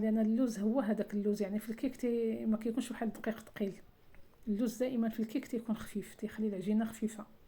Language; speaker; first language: Arabic; native; Arabic